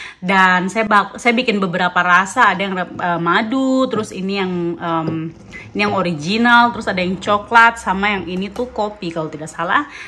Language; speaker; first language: Indonesian; native; Indonesian